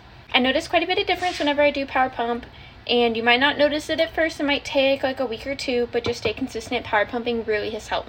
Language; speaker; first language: English; native; English